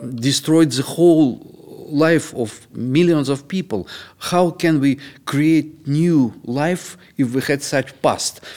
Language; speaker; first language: English; non-native, fluent; Russian